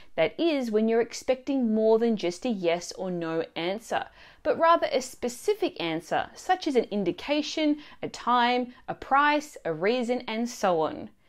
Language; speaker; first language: English; early bilingual, other home language; Italian